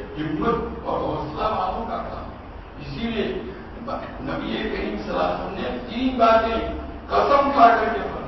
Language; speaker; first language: Urdu; non-native, local second language; Gujarati